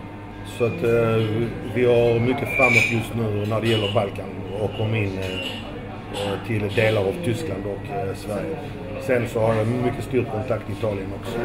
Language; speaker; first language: Swedish; early bilingual, other home language; Macedonian